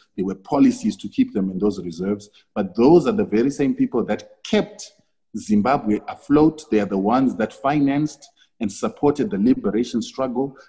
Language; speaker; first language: English; non-native, local second language; Shona